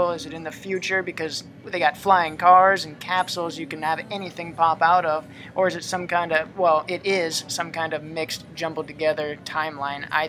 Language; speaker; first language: English; native; English